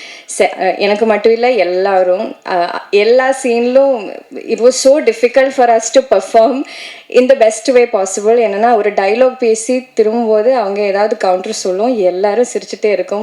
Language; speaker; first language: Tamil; non-native, learner; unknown